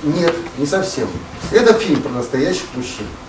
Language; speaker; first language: Russian; native; Russian